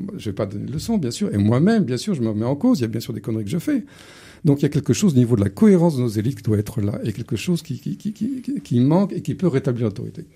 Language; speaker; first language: French; native; French